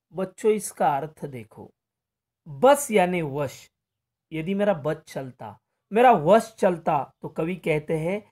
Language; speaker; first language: Hindi; non-native, local second language; Marathi